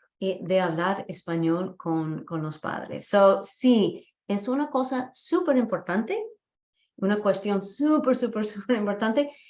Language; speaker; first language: Spanish; non-native, fluent; English